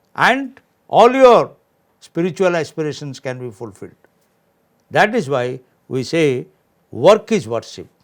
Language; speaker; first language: English; non-native, local second language; Odia